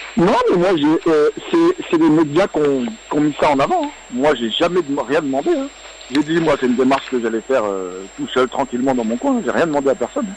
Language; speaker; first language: French; early bilingual, other home language; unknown